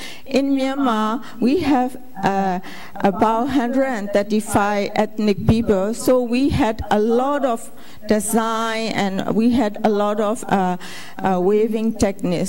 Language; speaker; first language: English; non-native, fluent; Burmese